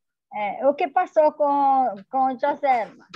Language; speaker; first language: Spanish; non-native, learner; Portuguese